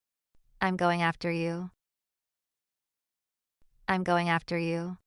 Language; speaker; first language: English; non-native, fluent; Portuguese